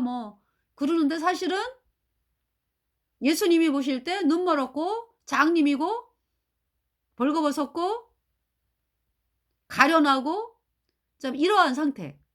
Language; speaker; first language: Korean; native; Korean